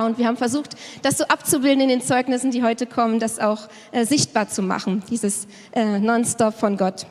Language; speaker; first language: German; native; German